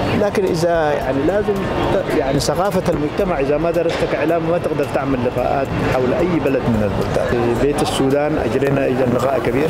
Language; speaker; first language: Arabic; non-native, local second language; Tigrinya